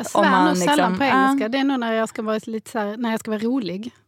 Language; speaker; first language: Swedish; native; Swedish